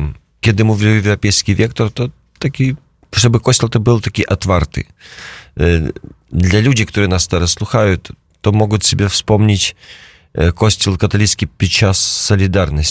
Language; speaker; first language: Polish; non-native, learner; Russian